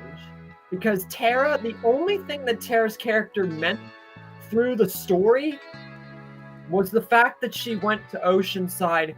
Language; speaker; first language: English; native; English